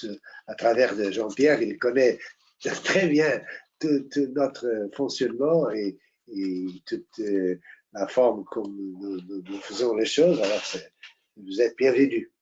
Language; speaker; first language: French; non-native, fluent; Portuguese